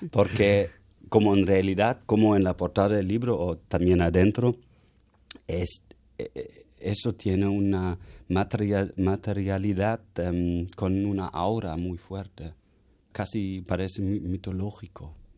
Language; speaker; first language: Spanish; non-native, fluent; German